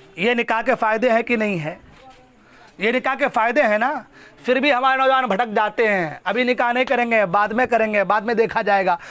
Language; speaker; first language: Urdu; non-native, local second language; Assamese